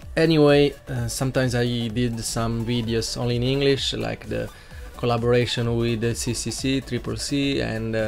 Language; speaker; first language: English; non-native, learner; Italian